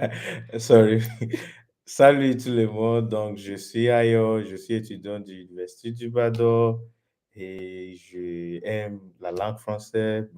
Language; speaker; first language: French; non-native, learner; Yoruba